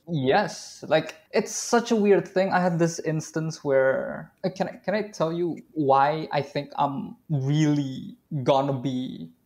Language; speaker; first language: English; non-native, fluent; Indonesian